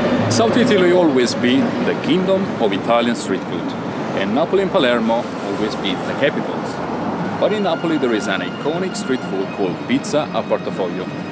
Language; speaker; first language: English; non-native, fluent; Italian